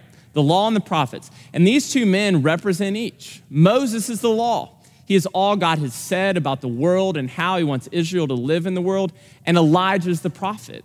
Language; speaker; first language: English; native; English